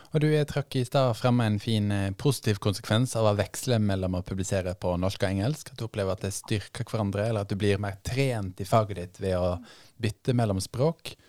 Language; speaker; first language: Norwegian; native; Norwegian